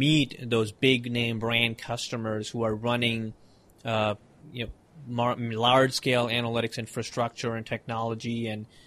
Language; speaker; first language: English; non-native, local second language; Hindi